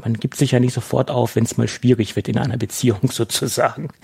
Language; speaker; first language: German; native; German